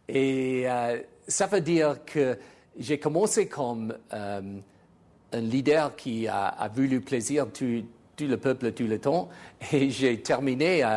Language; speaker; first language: French; non-native, fluent; English